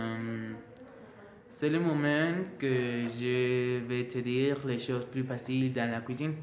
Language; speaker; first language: French; non-native, learner; Spanish